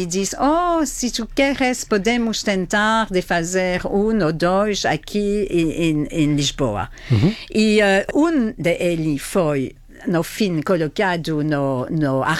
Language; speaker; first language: Portuguese; non-native, fluent; French